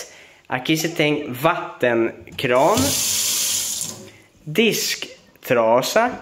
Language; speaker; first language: Portuguese; non-native, fluent; Swedish